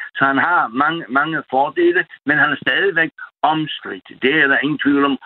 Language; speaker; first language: Danish; non-native, local second language; German